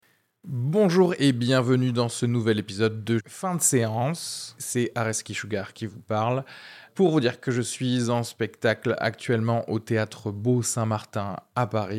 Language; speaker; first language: French; native; French